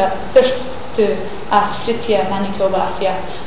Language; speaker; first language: Icelandic; non-native, learner; English